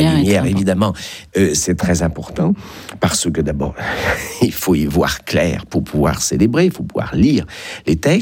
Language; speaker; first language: French; native; French